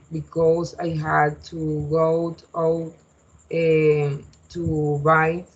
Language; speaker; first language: English; non-native, learner; Spanish